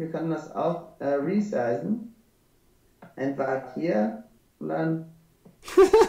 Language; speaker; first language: German; non-native, learner; English